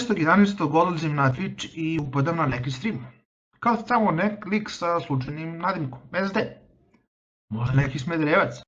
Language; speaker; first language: Bosnian; native; Bosnian